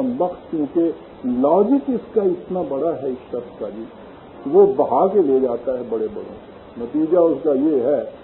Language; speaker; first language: Urdu; native; Urdu